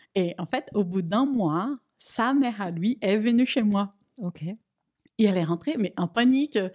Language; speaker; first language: French; non-native, fluent; Portuguese